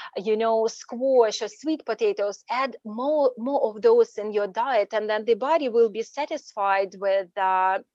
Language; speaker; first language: English; non-native, fluent; Ukrainian